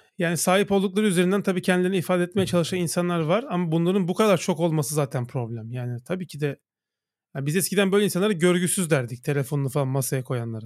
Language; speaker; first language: Turkish; native; Turkish